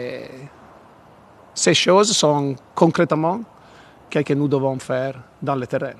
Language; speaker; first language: French; non-native, fluent; Italian